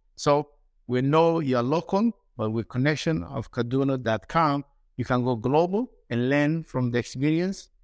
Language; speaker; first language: English; non-native, fluent; Somali